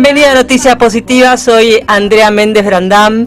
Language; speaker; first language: Spanish; native; Spanish